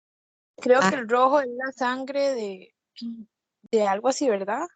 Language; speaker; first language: Spanish; native; Spanish